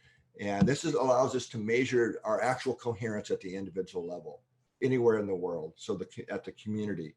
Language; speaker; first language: English; native; English